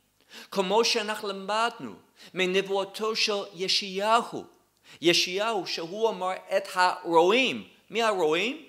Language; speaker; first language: Hebrew; non-native, fluent; English